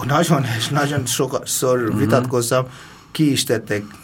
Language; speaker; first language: Hungarian; non-native, fluent; Bangla